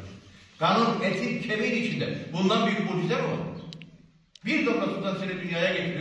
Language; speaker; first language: Turkish; native; Turkish